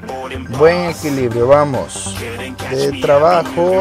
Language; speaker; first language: Spanish; native; Spanish